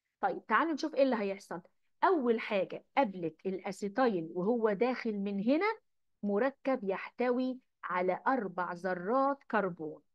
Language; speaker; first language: Arabic; native; Arabic